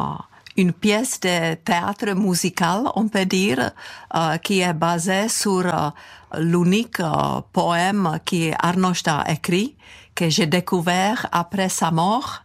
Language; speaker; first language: French; non-native, fluent; Czech